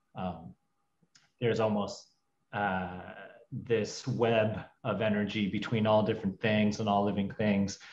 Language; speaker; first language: English; native; English